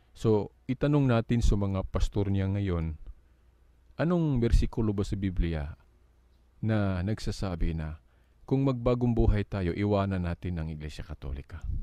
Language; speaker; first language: Filipino; non-native, local second language; Cebuano